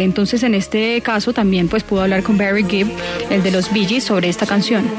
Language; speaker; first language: Spanish; native; Spanish